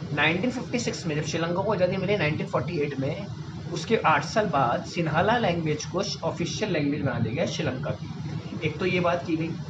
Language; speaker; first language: Hindi; native; Hindi